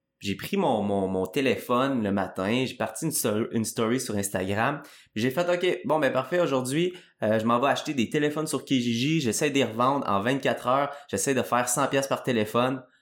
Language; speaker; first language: French; native; French